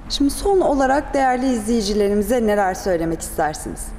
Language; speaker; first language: Turkish; native; Turkish